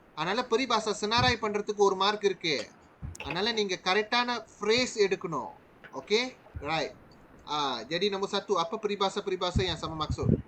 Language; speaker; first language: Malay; non-native, local second language; Tamil